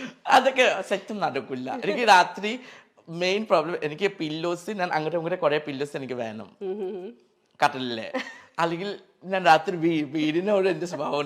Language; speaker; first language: Malayalam; non-native, fluent; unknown